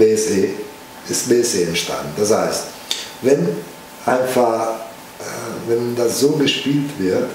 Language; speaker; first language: German; non-native, fluent; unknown